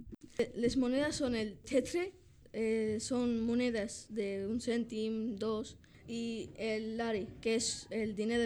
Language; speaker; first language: Catalan; early bilingual, other home language; Georgian